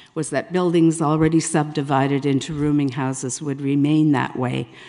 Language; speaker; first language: English; native; English